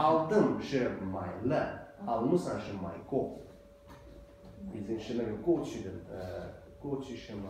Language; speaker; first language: Chinese; non-native, fluent; Azerbaijani